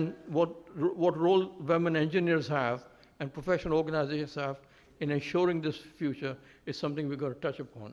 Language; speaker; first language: English; native; English